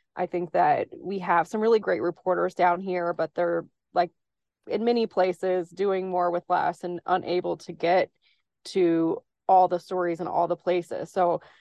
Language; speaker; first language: English; native; English